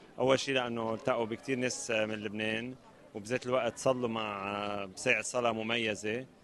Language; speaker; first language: Arabic; early bilingual, heritage; Arabic